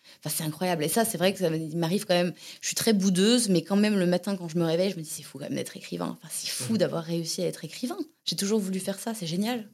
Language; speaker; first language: French; native; French